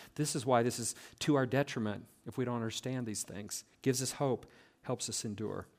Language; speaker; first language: English; native; English